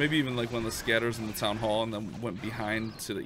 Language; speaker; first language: English; native; English